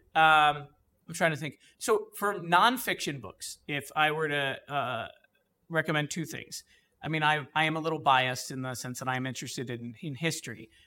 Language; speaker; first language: English; native; English